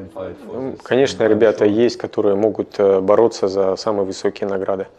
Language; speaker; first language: Russian; non-native, fluent; German